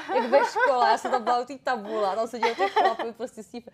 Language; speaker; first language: Czech; native; Czech